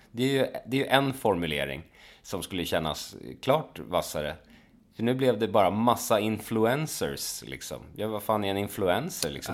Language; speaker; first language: Swedish; native; Swedish